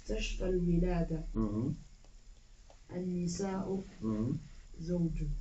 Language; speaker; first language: Arabic; non-native, learner; English